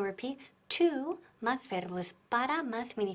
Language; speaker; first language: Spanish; non-native, fluent; English